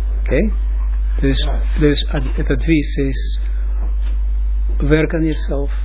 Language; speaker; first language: Dutch; non-native, fluent; Russian